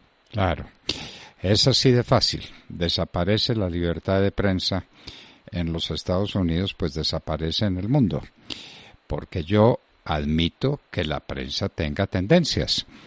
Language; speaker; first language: Spanish; native; Spanish